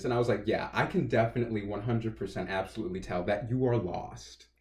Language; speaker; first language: English; native; English